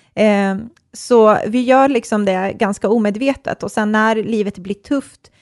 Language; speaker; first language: Swedish; early bilingual, other home language; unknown